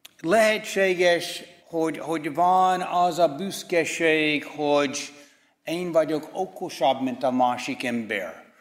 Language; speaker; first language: Hungarian; non-native, fluent; English